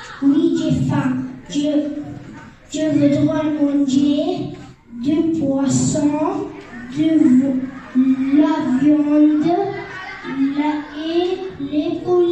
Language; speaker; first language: French; non-native, learner; Arabic